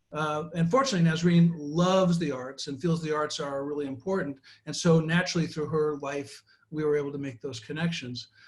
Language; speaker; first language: English; native; English